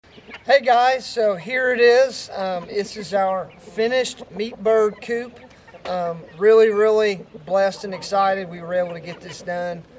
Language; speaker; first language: English; native; English